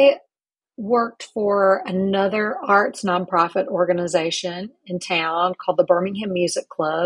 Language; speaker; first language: English; native; English